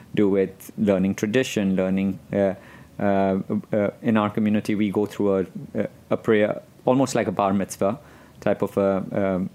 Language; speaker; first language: English; non-native, local second language; Gujarati